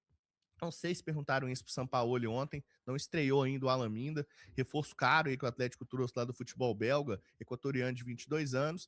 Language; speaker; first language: Portuguese; native; Portuguese